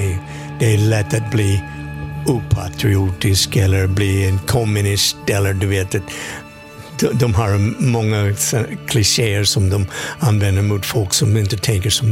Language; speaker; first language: Swedish; non-native, fluent; English